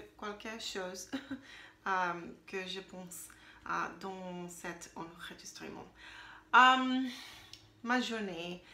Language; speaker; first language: French; non-native, learner; English